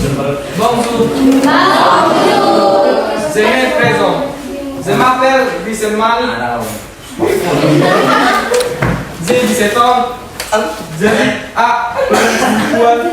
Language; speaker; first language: French; non-native, learner; Indonesian